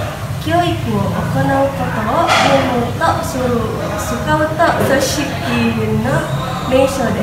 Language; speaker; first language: Japanese; non-native, learner; Indonesian